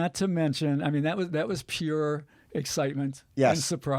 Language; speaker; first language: English; native; English